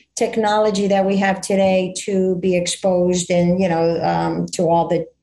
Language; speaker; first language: English; early bilingual, other home language; Greek